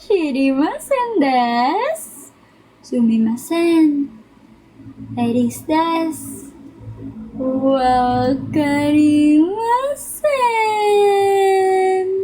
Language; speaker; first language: Japanese; non-native, learner; Filipino